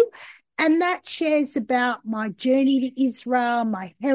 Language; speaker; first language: English; native; English